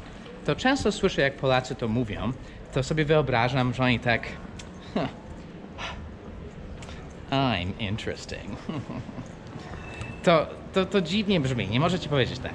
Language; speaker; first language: Polish; non-native, fluent; English